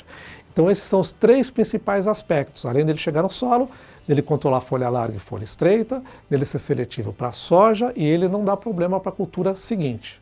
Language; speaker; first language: Portuguese; native; Portuguese